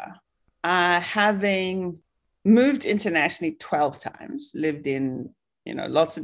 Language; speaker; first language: English; native; English